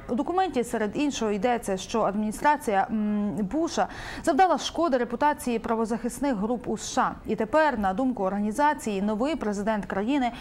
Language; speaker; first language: Ukrainian; native; Ukrainian